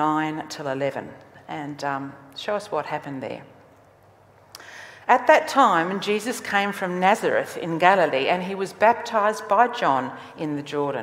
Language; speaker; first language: English; native; English